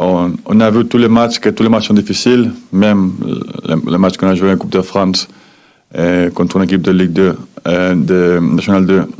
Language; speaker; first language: French; non-native, fluent; Spanish